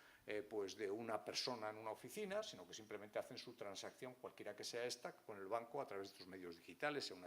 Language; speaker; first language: Spanish; native; Spanish